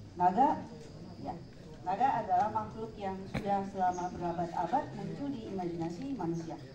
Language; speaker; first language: Indonesian; non-native, fluent; Japanese